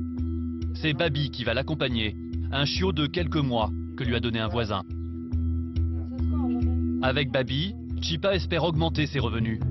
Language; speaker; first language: French; native; French